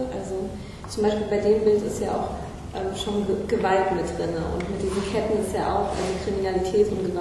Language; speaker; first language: German; native; German